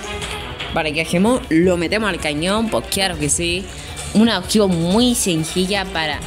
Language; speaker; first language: Spanish; native; Spanish